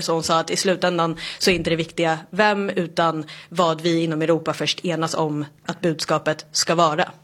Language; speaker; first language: Swedish; native; Swedish